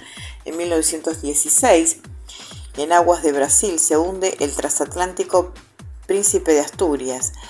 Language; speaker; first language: Spanish; native; Spanish